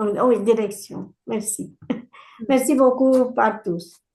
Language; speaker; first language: French; non-native, learner; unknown